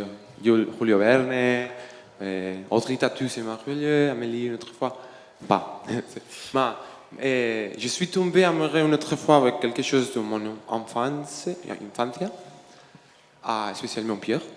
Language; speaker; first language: French; non-native, learner; Spanish